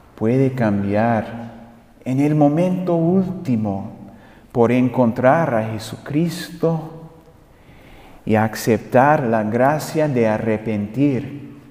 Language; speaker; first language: Spanish; non-native, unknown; English